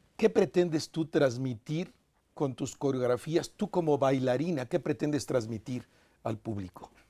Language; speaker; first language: Spanish; native; Spanish